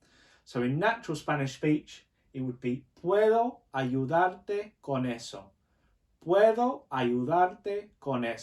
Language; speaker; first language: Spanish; non-native, fluent; English